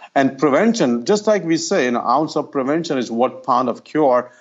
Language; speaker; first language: English; non-native, local second language; Gujarati